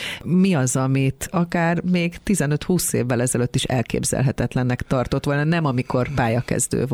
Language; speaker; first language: Hungarian; native; Hungarian